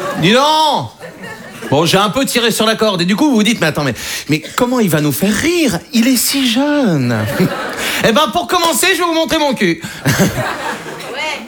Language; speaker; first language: French; native; French